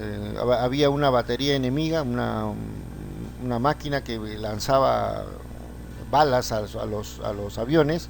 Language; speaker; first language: Spanish; native; Spanish